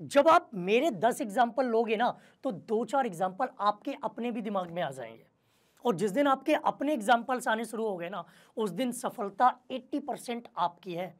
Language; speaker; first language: Hindi; native; Hindi